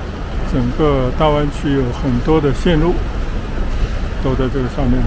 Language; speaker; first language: Chinese; native; Chinese